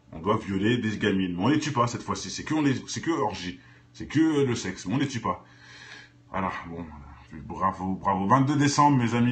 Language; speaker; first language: French; native; French